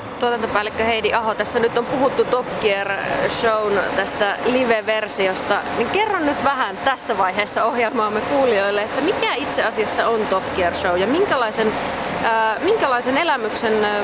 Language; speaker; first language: Finnish; native; Finnish